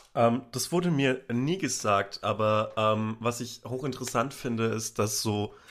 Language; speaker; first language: German; native; German